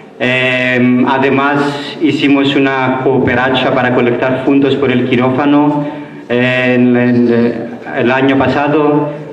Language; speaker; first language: Spanish; non-native, learner; Greek